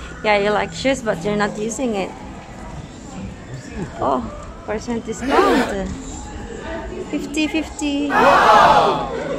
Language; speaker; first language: English; non-native, local second language; Filipino